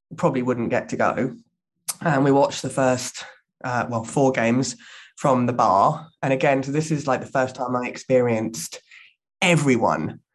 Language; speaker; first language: English; native; English